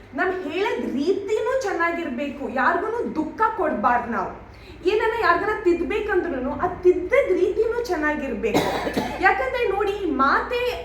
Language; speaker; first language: Kannada; non-native, learner; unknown